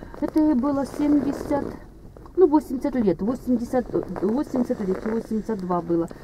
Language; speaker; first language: Russian; native; Russian